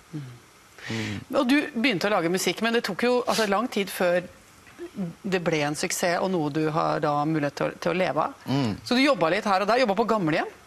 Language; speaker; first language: Norwegian; native; Norwegian